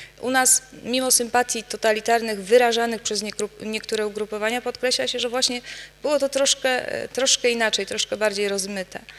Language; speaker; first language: Polish; native; Polish